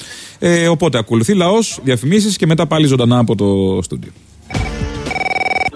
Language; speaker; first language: Greek; native; Greek